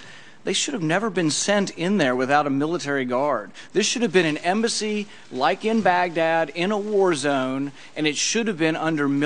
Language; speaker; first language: English; native; English